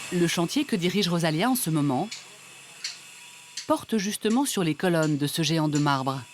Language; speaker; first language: French; native; French